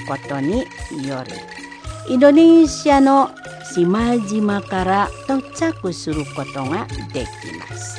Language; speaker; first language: Japanese; non-native, fluent; Indonesian